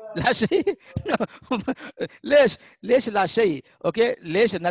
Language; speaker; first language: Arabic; non-native, fluent; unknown